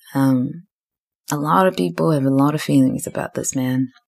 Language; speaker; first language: English; native; English